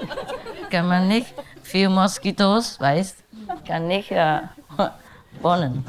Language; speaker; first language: German; non-native, learner; Vietnamese